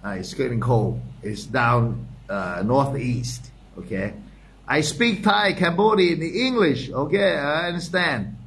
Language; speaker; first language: English; non-native, fluent; Thai